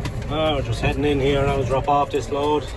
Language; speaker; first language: English; native; English